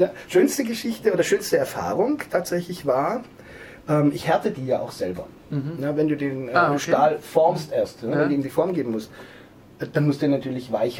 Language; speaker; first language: German; native; German